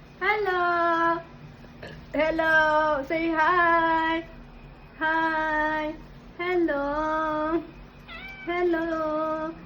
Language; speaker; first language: Filipino; non-native, local second language; Iloko